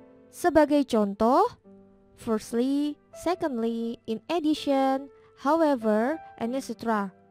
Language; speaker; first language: English; non-native, fluent; Indonesian